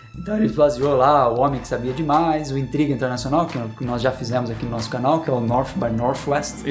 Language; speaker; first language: Portuguese; native; Portuguese